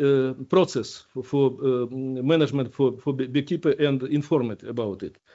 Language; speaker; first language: English; non-native, learner; Ukrainian